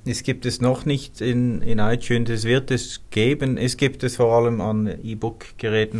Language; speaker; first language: German; non-native, fluent; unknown